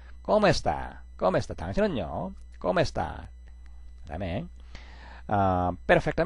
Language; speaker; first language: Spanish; non-native, fluent; Korean